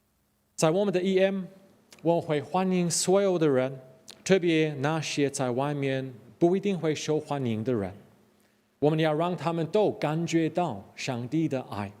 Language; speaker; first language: Chinese; non-native, fluent; English